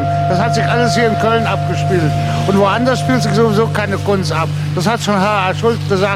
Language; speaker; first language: German; native; German